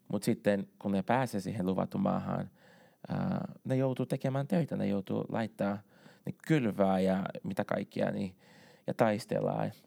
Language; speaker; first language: Finnish; non-native, fluent; Portuguese